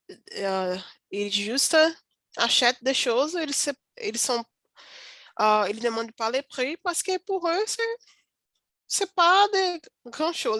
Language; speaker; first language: French; non-native, learner; Portuguese